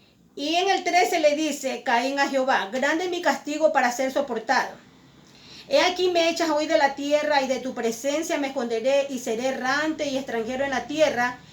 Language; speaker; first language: Spanish; native; Spanish